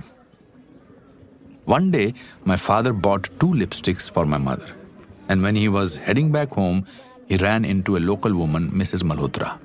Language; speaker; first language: English; non-native, local second language; Kashmiri